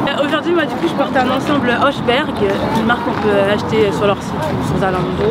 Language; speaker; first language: French; native; French